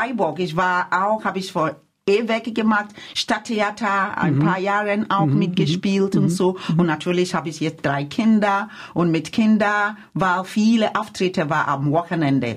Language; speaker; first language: German; non-native, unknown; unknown